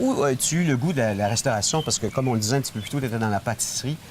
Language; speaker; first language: French; native; French